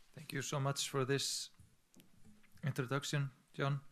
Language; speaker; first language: English; non-native, fluent; Icelandic